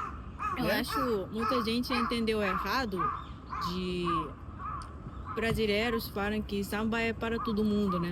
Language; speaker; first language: Portuguese; non-native, fluent; Japanese